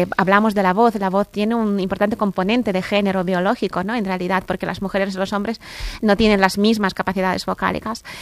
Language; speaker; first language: Spanish; non-native, fluent; Russian